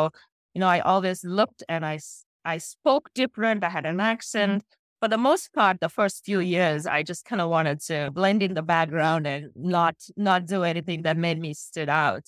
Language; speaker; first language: English; non-native, local second language; Sinhala